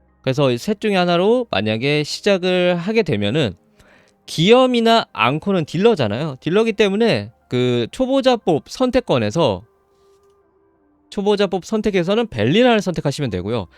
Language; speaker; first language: Korean; native; Korean